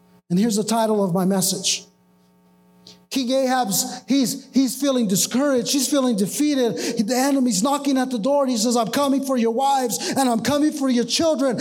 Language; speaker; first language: English; early bilingual, other home language; Spanish